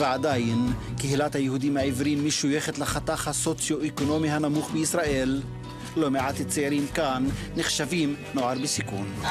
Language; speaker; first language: Hebrew; native; Hebrew